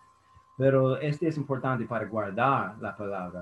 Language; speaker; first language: Spanish; non-native, fluent; English